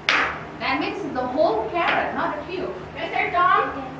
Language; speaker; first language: English; non-native, learner; Vietnamese